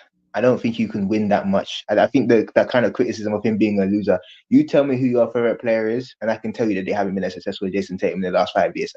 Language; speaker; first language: English; native; English